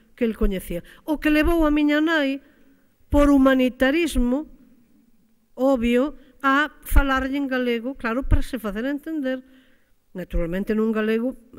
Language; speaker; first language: Galician; native; Galician